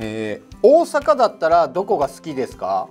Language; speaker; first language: Japanese; native; Japanese